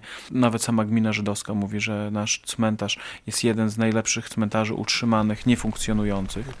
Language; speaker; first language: Polish; native; Polish